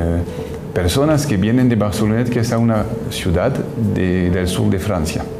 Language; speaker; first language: Spanish; non-native, fluent; French